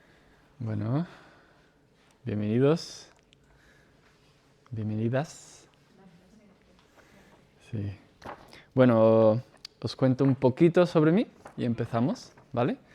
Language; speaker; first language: Spanish; non-native, fluent; Portuguese